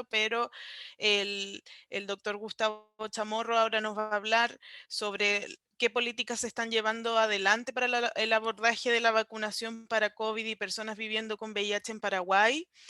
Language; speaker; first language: Spanish; native; Spanish